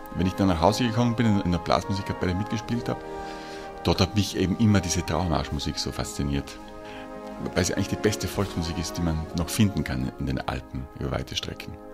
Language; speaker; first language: German; native; German